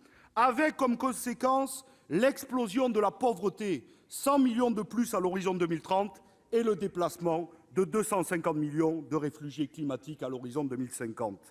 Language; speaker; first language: French; native; French